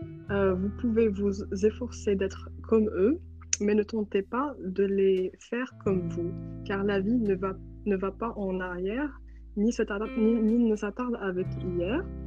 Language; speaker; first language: French; non-native, local second language; Arabic